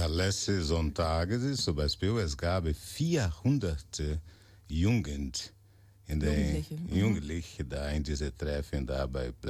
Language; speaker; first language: German; non-native, fluent; Portuguese